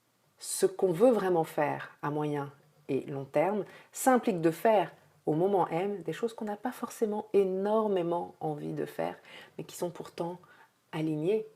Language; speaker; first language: French; native; French